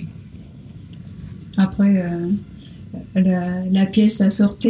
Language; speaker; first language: French; non-native, learner; Portuguese